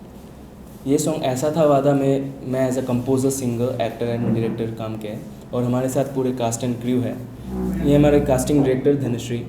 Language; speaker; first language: Hindi; non-native, local second language; Bangla